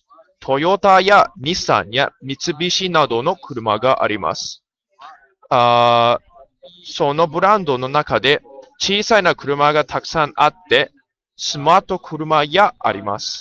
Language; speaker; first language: Japanese; non-native, learner; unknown